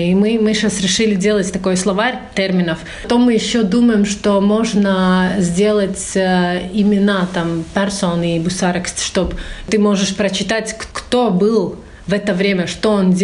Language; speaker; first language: Russian; non-native, fluent; Latvian